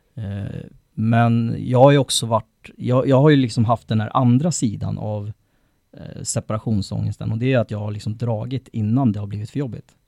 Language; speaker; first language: Swedish; native; Swedish